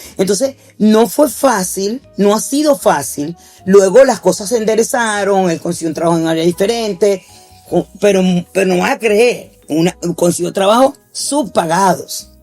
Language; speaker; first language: Spanish; native; Spanish